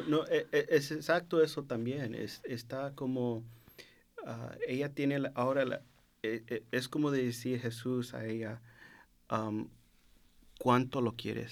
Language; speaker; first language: Spanish; non-native, learner; English